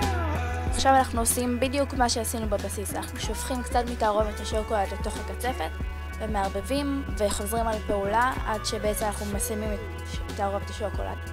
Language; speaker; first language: Hebrew; native; Hebrew